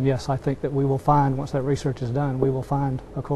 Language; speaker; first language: English; native; English